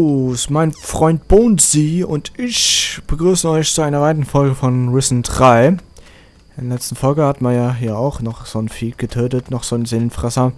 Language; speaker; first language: German; native; German